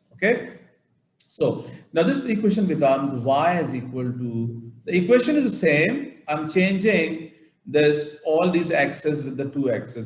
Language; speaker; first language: English; non-native, local second language; Urdu